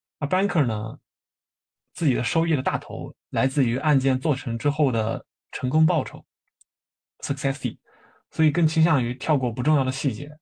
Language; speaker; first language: Chinese; native; Chinese